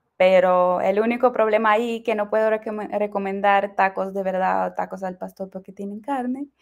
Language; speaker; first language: Spanish; non-native, fluent; Ukrainian